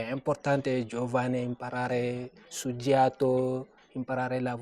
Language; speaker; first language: Italian; non-native, learner; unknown